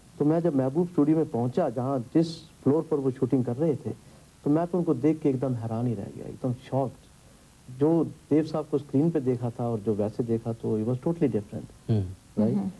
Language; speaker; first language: Hindi; early bilingual, heritage; Hindi